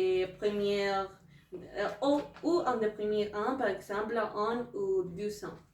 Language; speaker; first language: French; non-native, learner; Spanish